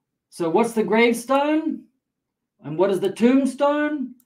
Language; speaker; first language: English; native; English